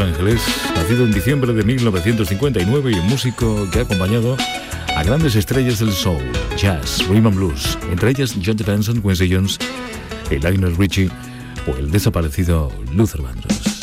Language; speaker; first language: Spanish; native; Spanish